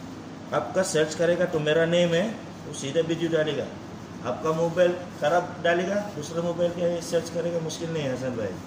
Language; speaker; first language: Hindi; non-native, learner; Filipino